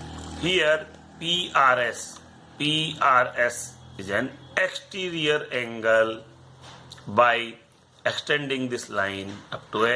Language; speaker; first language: English; non-native, local second language; Hindi